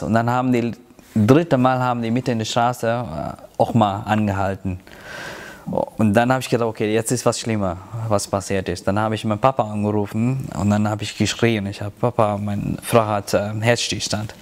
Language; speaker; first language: German; non-native, fluent; Tamil